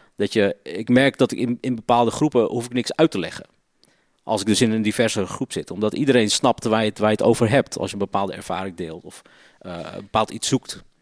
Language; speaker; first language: Dutch; native; Dutch